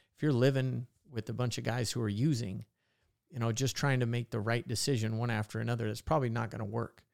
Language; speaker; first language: English; native; English